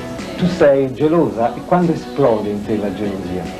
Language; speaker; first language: Italian; native; Italian